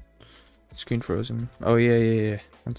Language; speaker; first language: English; native; English